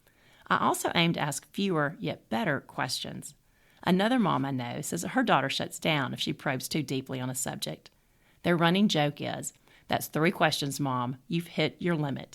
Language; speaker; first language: English; native; English